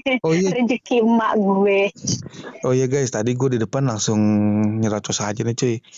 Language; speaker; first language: Indonesian; native; Indonesian